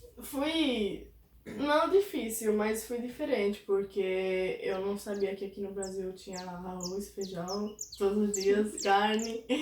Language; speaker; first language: Portuguese; non-native, fluent; Italian